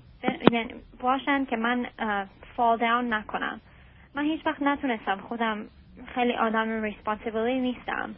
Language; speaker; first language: Persian; early bilingual, heritage; Persian